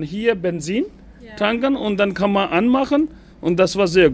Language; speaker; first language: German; non-native, learner; Urdu